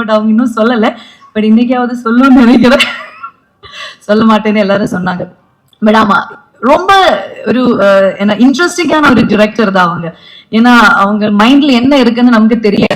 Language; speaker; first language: Tamil; non-native, fluent; Malayalam